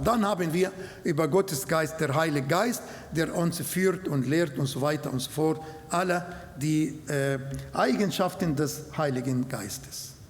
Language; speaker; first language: German; non-native, learner; Arabic